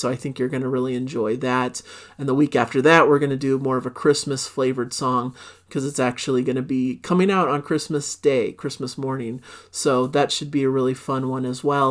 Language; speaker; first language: English; native; English